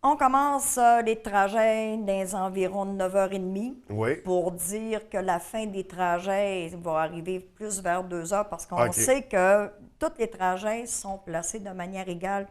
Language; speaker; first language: French; native; French